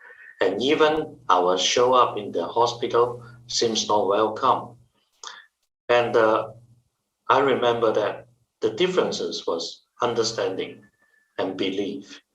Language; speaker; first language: English; non-native, fluent; Chinese